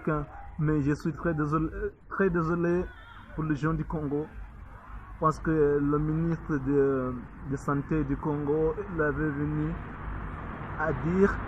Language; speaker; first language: French; non-native, learner; Portuguese